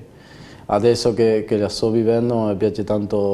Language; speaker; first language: Italian; non-native, fluent; Spanish